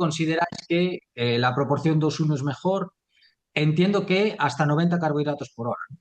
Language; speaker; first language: Spanish; native; Spanish